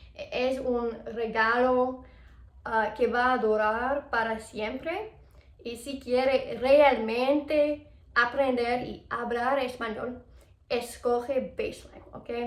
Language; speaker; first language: Spanish; non-native, learner; English